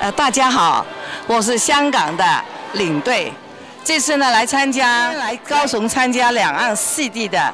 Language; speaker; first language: Chinese; non-native, local second language; Cantonese